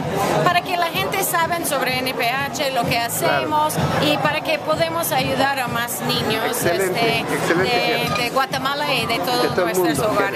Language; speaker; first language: Spanish; non-native, fluent; English